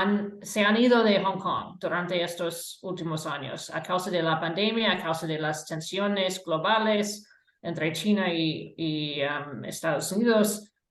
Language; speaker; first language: Spanish; non-native, fluent; English